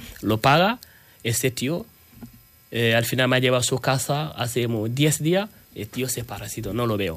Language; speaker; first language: Spanish; non-native, learner; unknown